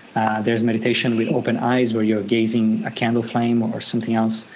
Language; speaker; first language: English; non-native, fluent; Portuguese